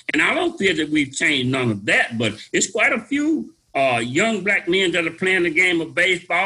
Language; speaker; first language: English; native; English